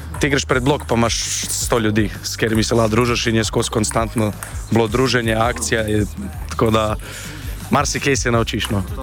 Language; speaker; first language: Slovenian; native; Slovenian